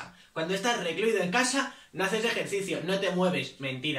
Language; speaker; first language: Spanish; native; Spanish